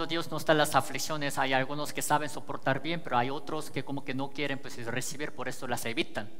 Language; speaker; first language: Spanish; native; Spanish